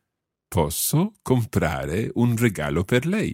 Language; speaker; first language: Italian; non-native, fluent; English